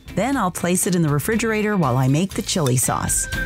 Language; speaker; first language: English; native; English